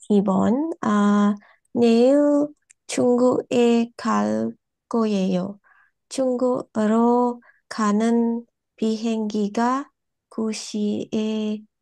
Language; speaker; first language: Korean; non-native, learner; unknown